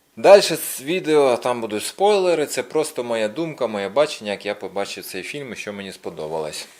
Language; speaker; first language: Ukrainian; non-native, local second language; Russian